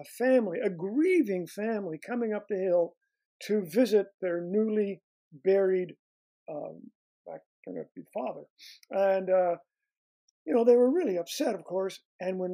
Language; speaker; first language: English; native; English